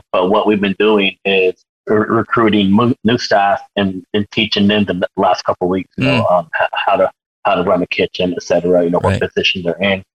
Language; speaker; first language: English; native; English